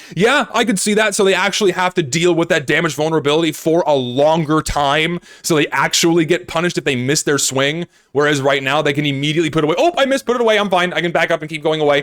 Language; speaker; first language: English; native; English